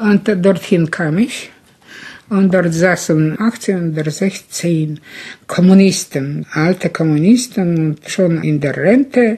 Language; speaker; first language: German; early bilingual, heritage; German